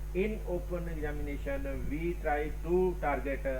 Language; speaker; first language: English; non-native, local second language; Punjabi